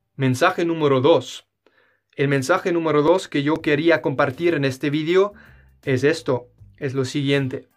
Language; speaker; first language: Spanish; non-native, fluent; German